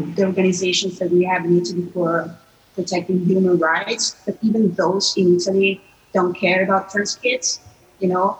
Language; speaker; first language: English; non-native, fluent; Italian